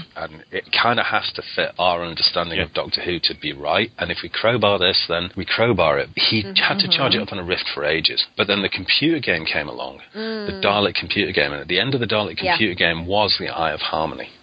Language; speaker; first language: English; native; English